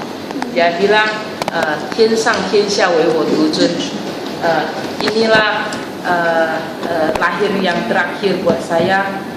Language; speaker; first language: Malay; non-native, fluent; Chinese